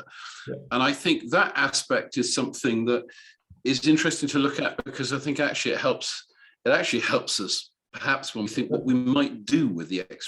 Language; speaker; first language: English; native; English